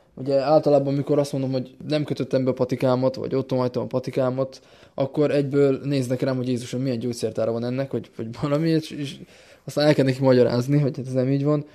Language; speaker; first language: Hungarian; native; Hungarian